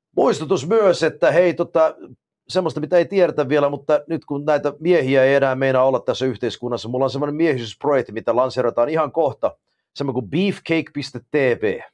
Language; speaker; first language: Finnish; early bilingual, heritage; Finnish